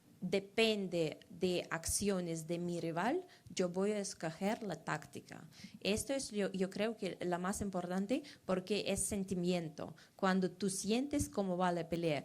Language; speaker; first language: Spanish; non-native, learner; Russian